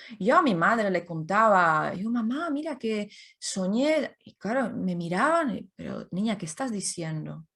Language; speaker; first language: Spanish; non-native, fluent; Czech